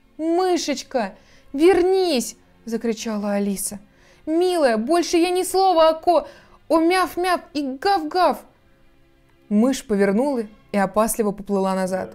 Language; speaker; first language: Russian; native; Russian